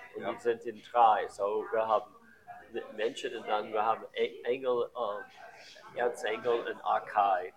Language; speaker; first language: German; non-native, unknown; English